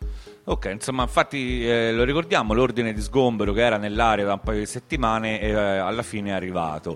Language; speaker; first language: Italian; native; Italian